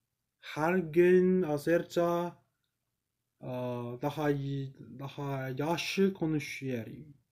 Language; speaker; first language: Turkish; non-native, learner; English